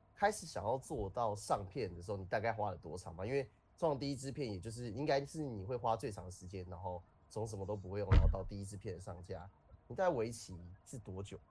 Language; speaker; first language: Chinese; native; Chinese